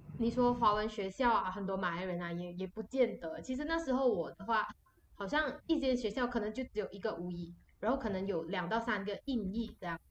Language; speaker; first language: Chinese; native; Chinese